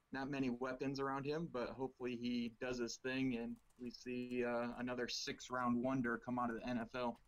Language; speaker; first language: English; native; English